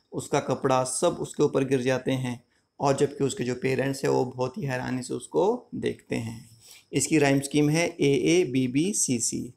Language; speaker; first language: Hindi; native; Hindi